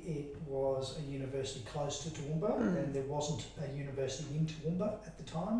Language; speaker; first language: English; native; English